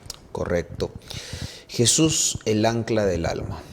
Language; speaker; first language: Spanish; native; Spanish